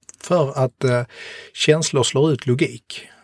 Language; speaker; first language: Swedish; native; Swedish